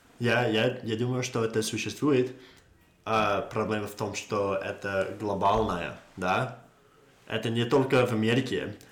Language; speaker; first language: Russian; non-native, learner; English